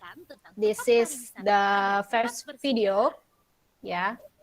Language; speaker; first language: English; non-native, local second language; Indonesian